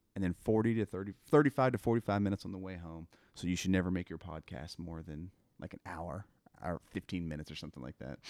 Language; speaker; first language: English; native; English